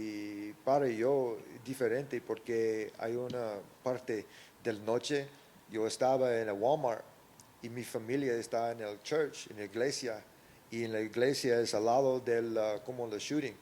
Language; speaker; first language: Spanish; early bilingual, heritage; English